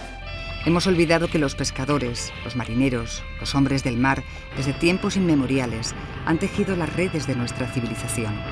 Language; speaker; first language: Spanish; native; Spanish